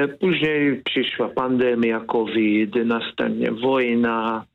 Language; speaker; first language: Polish; non-native, fluent; Hungarian